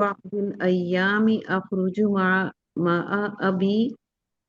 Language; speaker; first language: Arabic; non-native, learner; Urdu